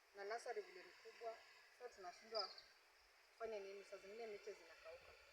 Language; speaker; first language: Swahili; non-native, local second language; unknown